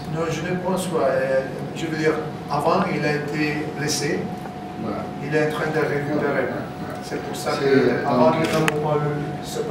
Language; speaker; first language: French; non-native, fluent; Turkish